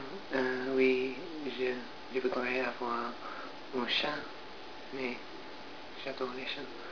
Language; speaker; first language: French; non-native, learner; English